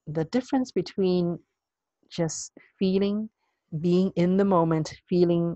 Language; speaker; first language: English; non-native, local second language; Cantonese